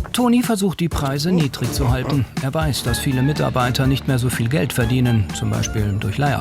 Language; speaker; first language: German; native; German